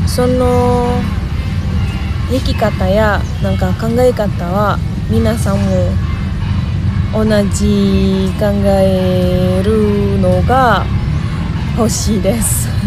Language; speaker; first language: Japanese; non-native, learner; Indonesian